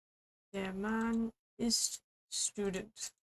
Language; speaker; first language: German; non-native, learner; English